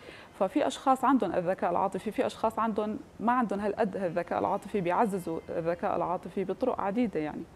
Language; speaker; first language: Arabic; native; Arabic